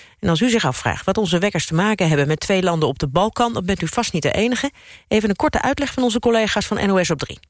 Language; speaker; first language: Dutch; native; Dutch